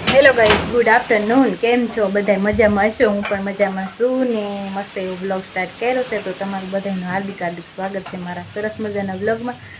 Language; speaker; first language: Gujarati; native; Gujarati